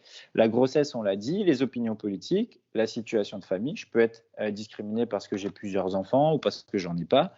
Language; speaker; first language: French; native; French